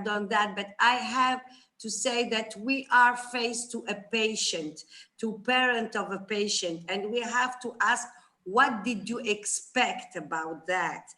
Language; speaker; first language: English; non-native, fluent; Arabic